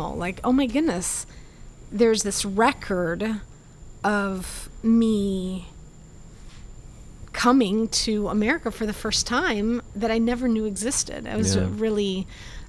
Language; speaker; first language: English; early bilingual, other home language; Spanish